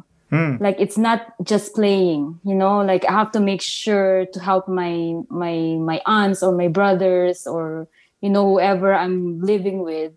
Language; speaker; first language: English; non-native, local second language; Filipino